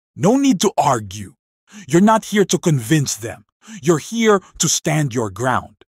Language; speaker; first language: English; non-native, local second language; Filipino